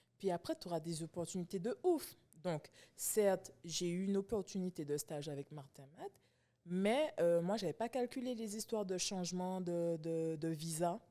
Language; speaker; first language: French; native; French